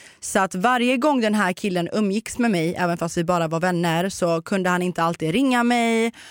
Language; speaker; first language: Swedish; early bilingual, other home language; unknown